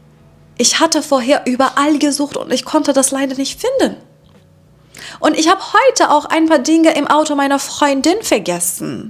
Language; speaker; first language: German; non-native, fluent; Persian